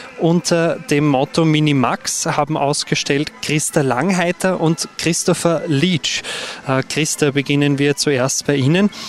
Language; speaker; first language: German; native; German